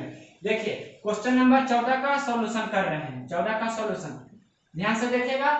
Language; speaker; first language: Hindi; native; Hindi